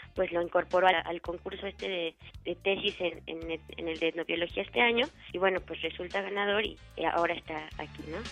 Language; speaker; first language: Spanish; native; Spanish